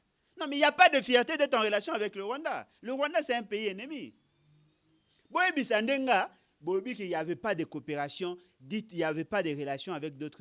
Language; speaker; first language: French; non-native, local second language; Lingala